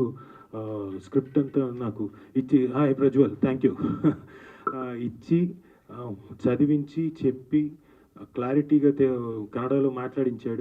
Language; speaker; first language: Telugu; native; Telugu